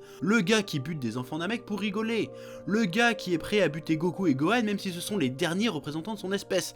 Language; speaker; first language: French; native; French